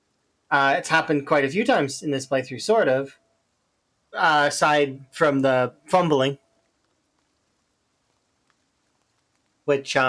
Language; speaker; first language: English; native; English